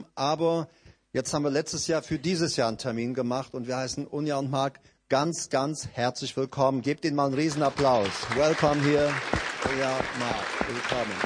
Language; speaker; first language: German; native; German